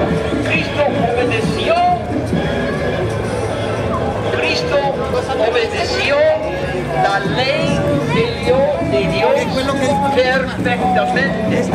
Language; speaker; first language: Spanish; non-native, learner; English